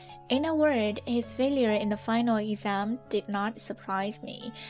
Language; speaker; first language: English; non-native, fluent; Chinese